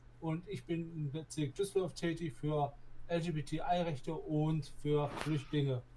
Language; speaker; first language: German; native; German